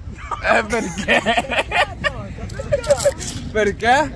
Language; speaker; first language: Italian; non-native, learner; Bangla